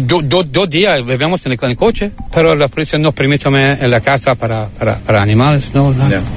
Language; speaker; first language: Spanish; non-native, learner; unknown